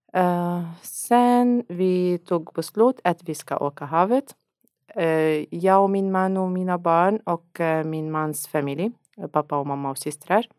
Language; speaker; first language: Swedish; non-native, learner; Arabic